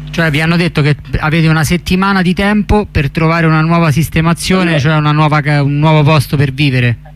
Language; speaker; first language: Italian; native; Italian